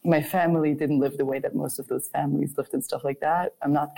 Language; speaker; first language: English; non-native, fluent; German